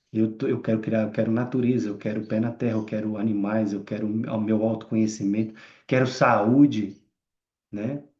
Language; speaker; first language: Portuguese; native; Portuguese